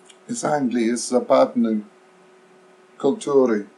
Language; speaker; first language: Russian; non-native, fluent; English